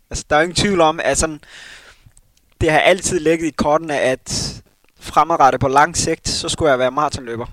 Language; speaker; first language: Danish; early bilingual, other home language; Somali